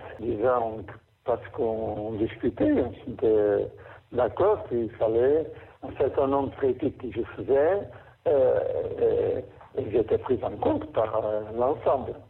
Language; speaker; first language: French; non-native, fluent; Portuguese